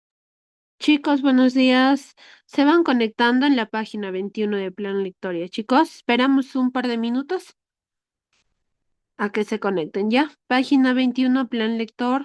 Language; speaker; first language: Spanish; native; Spanish